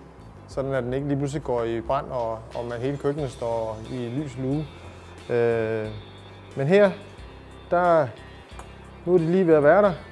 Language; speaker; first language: Danish; native; Danish